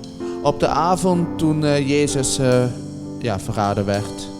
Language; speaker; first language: Dutch; native; Dutch